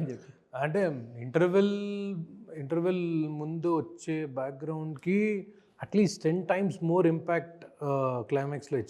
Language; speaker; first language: Telugu; native; Telugu